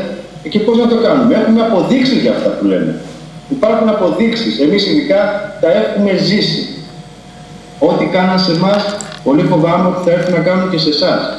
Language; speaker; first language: Greek; native; Greek